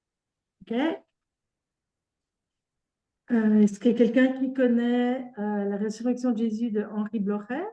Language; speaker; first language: French; native; French